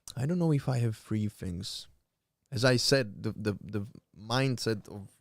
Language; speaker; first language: English; non-native, fluent; Slovak